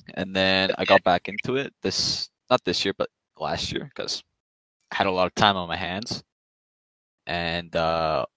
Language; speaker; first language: English; native; English